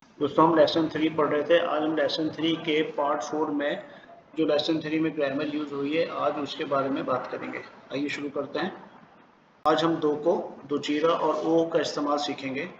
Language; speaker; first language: Urdu; native; Urdu